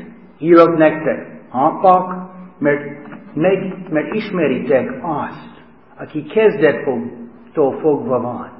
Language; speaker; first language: Hungarian; non-native, fluent; English